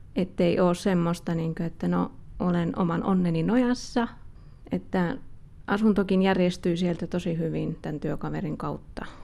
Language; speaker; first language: Finnish; native; Finnish